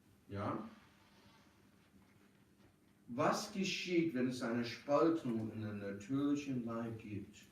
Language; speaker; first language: German; non-native, fluent; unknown